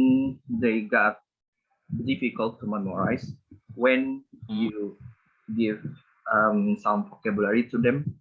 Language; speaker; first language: English; non-native, learner; Indonesian